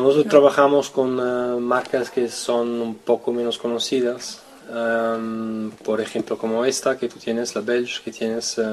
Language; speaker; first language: Spanish; non-native, fluent; French